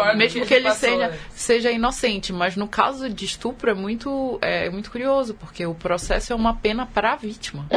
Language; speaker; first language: Portuguese; native; Portuguese